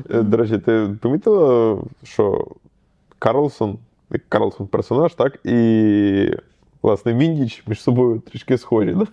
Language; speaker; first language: Ukrainian; native; Ukrainian